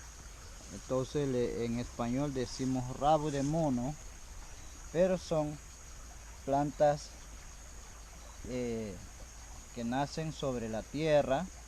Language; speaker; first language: Spanish; non-native, local second language; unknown